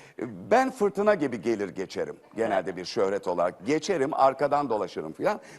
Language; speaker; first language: Turkish; native; Turkish